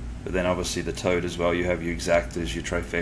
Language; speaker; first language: English; native; English